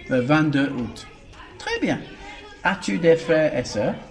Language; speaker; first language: French; non-native, fluent; English